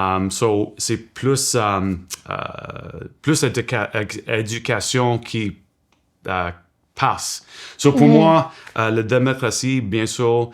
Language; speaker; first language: French; non-native, local second language; English